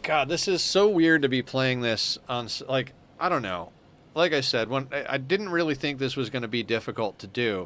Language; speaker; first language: English; native; English